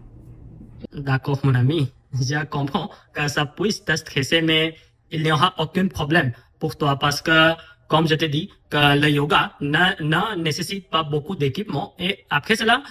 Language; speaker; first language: French; non-native, fluent; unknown